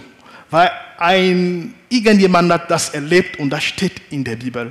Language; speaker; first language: German; non-native, fluent; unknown